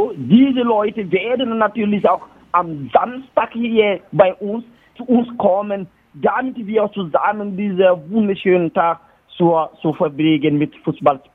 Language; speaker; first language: German; non-native, learner; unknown